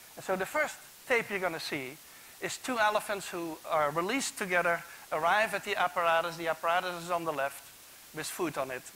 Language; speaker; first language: English; non-native, fluent; Dutch